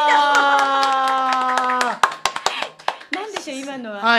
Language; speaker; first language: Japanese; native; Japanese